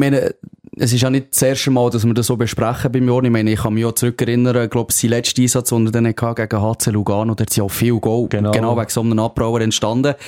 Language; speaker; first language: German; native; German